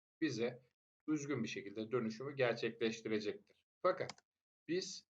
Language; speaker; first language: Turkish; native; Turkish